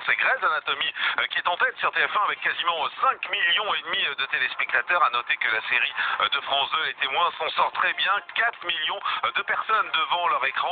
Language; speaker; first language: French; native; French